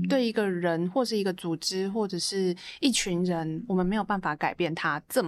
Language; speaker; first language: Chinese; native; Chinese